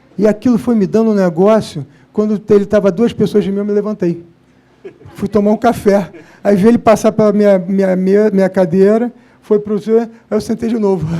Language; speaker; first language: Portuguese; native; Portuguese